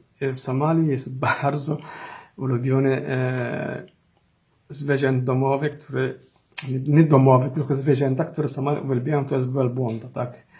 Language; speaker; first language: Polish; non-native, fluent; Somali